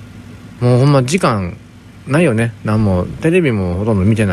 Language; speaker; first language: Japanese; native; Japanese